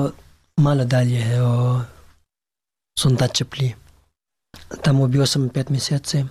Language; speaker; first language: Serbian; non-native, learner; Pashto